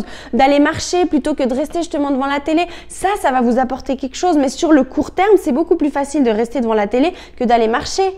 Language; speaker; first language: French; native; French